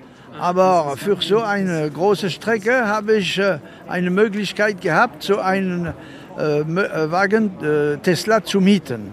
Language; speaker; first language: German; non-native, fluent; French